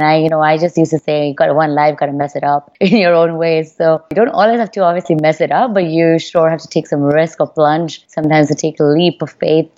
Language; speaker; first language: English; non-native, local second language; Hindi